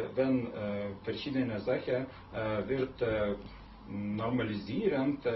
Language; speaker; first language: German; non-native, learner; Lithuanian